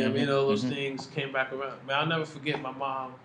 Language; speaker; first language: English; native; English